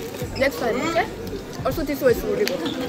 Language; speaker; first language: English; non-native, learner; Korean